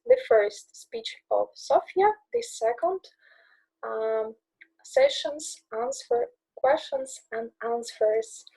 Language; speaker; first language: English; non-native, learner; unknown